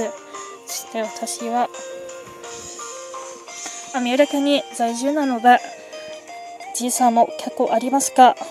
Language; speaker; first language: Japanese; non-native, learner; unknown